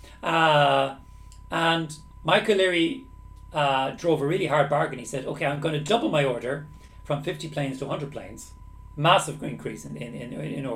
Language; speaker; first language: English; native; English